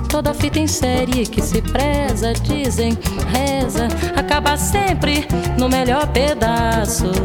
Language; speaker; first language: English; non-native, fluent; Portuguese